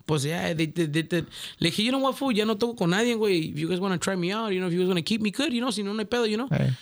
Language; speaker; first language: English; early bilingual, other home language; Spanish